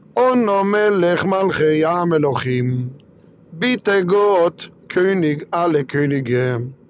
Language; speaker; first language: German; non-native, fluent; Hebrew